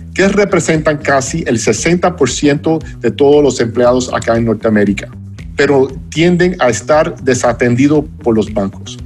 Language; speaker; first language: Spanish; non-native, fluent; English